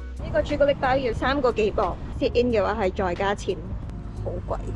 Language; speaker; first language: Cantonese; native; Cantonese